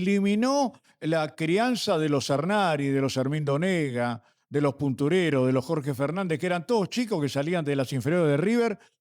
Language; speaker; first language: Spanish; native; Spanish